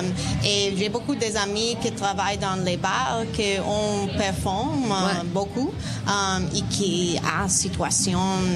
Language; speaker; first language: French; non-native, learner; Spanish